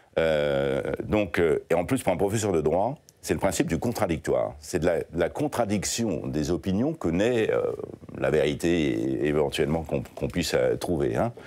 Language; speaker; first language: French; native; French